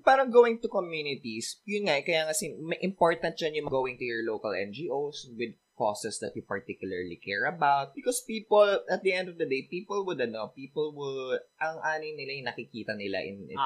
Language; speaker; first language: English; non-native, local second language; Filipino